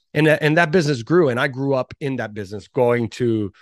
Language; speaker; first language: English; early bilingual, other home language; Portuguese